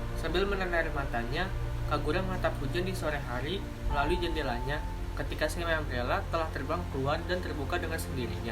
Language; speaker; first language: Indonesian; native; Indonesian